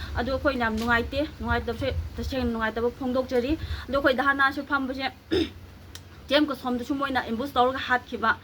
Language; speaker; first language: Manipuri; non-native, local second language; Tangkhul Naga (India)